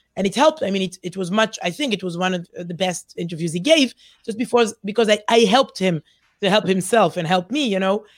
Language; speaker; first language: English; non-native, fluent; Hebrew